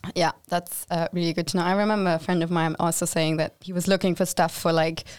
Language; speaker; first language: English; non-native, fluent; German